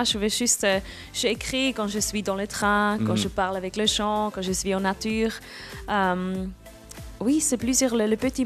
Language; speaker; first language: French; non-native, local second language; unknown